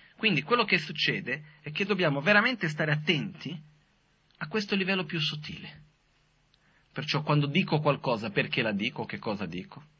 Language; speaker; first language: Italian; non-native, fluent; Portuguese